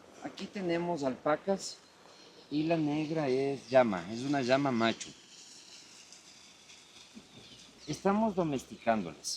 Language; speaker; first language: Spanish; native; Spanish